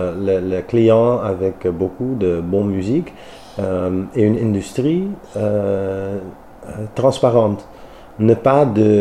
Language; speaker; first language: French; non-native, learner; Dutch